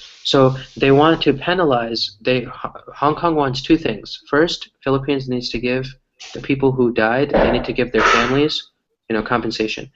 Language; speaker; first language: English; early bilingual, other home language; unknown